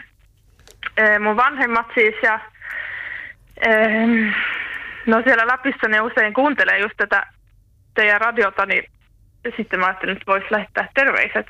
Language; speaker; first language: Finnish; native; Finnish